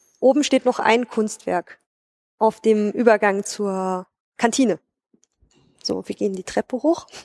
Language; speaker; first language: German; native; German